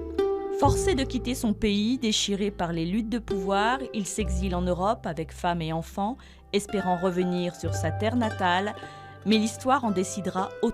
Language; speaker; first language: French; native; French